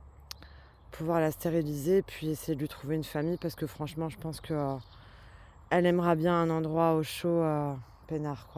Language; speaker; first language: French; native; French